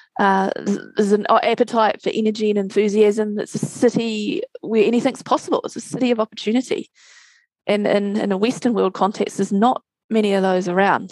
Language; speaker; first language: English; native; English